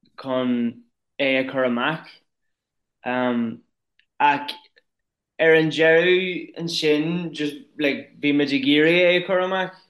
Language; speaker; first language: Irish; non-native, local second language; English